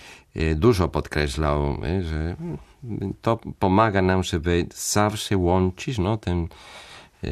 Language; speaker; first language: Polish; non-native, fluent; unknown